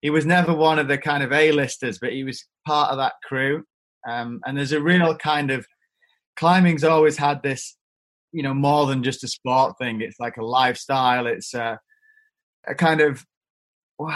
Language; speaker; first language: English; native; English